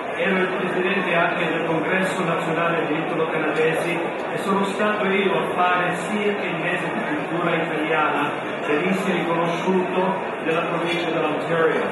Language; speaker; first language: Italian; early bilingual, other home language; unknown